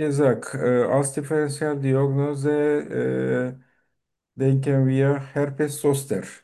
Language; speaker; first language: German; non-native, fluent; Turkish